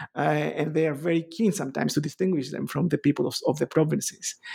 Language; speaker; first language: English; non-native, fluent; Greek